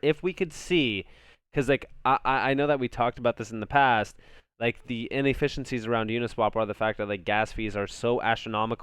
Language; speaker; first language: English; native; English